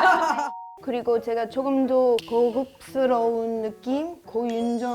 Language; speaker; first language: Korean; non-native, learner; English